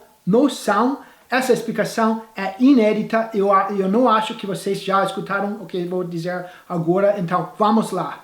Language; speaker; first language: Portuguese; non-native, fluent; English